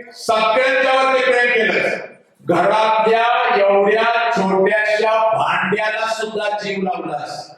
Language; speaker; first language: Marathi; native; Marathi